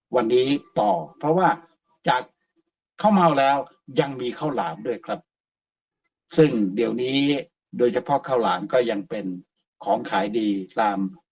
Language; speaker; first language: Thai; native; Thai